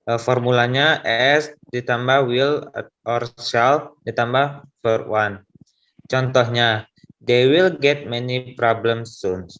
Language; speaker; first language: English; non-native, learner; Indonesian